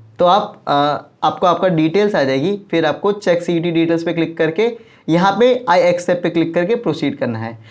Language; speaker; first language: Hindi; non-native, local second language; Marwari